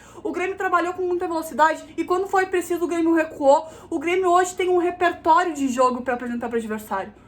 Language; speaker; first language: Portuguese; native; Portuguese